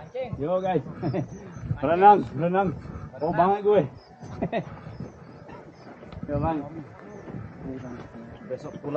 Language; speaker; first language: Indonesian; non-native, learner; English